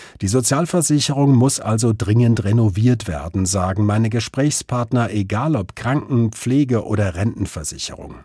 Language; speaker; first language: German; native; German